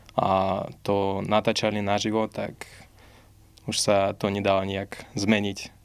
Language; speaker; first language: Slovak; non-native, fluent; Russian